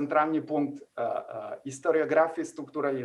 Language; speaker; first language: Russian; non-native, fluent; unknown